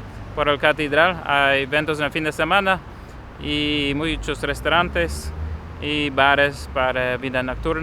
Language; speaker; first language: Spanish; non-native, learner; English